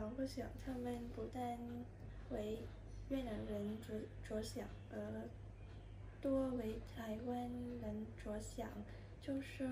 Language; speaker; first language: Chinese; non-native, learner; Vietnamese